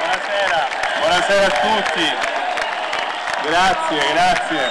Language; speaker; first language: Italian; native; Italian